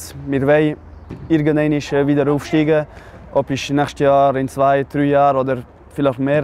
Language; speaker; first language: German; non-native, local second language; French